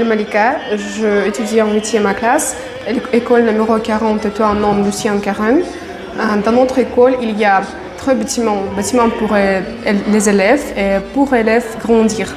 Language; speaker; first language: French; non-native, learner; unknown